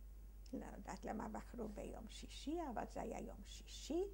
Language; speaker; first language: Hebrew; early bilingual, other home language; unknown